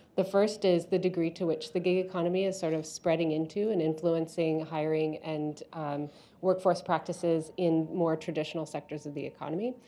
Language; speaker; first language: English; native; English